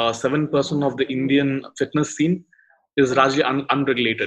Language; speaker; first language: English; non-native, local second language; Tamil